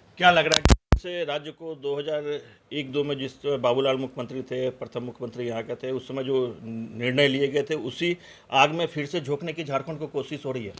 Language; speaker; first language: Hindi; native; Hindi